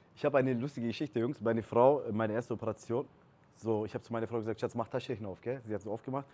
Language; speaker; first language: German; early bilingual, other home language; Turkish